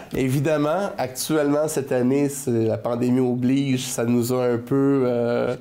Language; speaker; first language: French; native; French